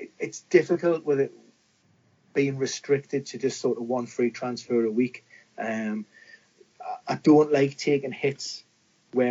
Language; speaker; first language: English; native; English